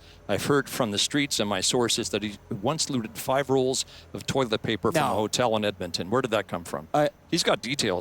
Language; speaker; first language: English; native; English